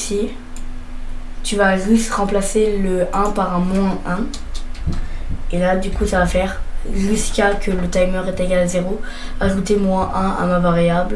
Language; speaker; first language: French; native; French